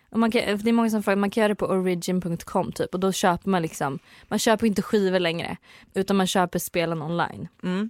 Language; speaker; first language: Swedish; native; Swedish